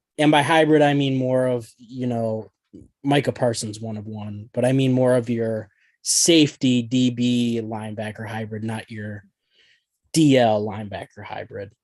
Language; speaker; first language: English; native; English